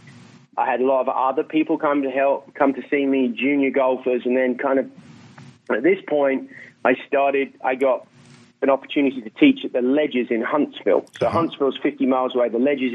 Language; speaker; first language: English; native; English